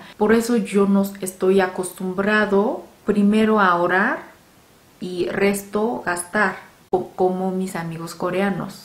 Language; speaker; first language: Spanish; non-native, fluent; Korean